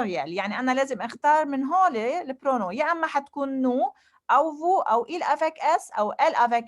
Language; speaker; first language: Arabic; non-native, local second language; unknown